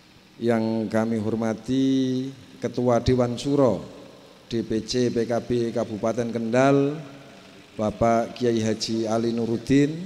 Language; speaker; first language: Indonesian; native; Indonesian